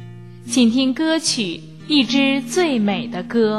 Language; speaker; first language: Chinese; native; Chinese